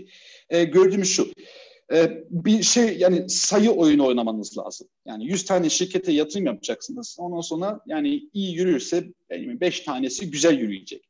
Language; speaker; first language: Turkish; early bilingual, heritage; Turkish